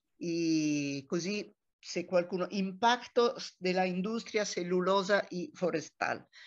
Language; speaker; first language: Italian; native; Italian